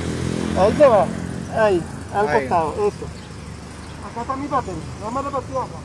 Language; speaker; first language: Spanish; native; Spanish